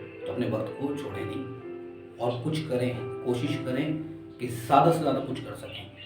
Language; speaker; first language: Hindi; native; Hindi